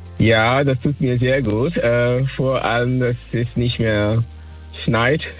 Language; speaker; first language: German; non-native, fluent; French